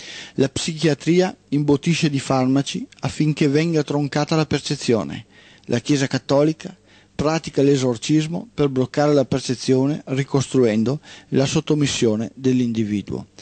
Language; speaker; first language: Italian; native; Italian